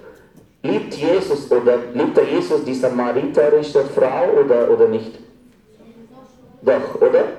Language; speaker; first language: German; non-native, fluent; Arabic